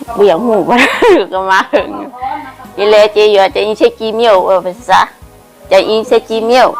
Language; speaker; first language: Lao; non-native, learner; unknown